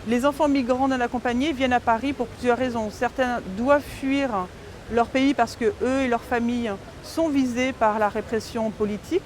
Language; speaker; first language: French; native; French